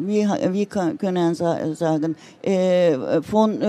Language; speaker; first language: German; non-native, learner; Turkish